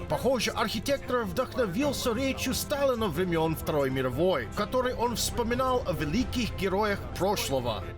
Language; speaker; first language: Russian; non-native, fluent; English